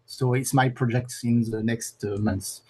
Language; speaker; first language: English; non-native, learner; French